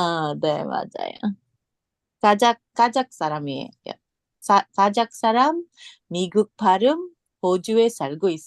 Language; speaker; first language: Korean; non-native, learner; English